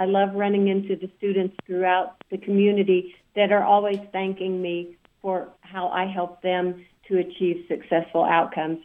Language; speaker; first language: English; native; English